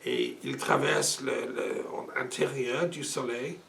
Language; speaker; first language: French; non-native, fluent; English